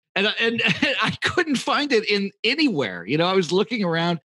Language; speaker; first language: English; native; English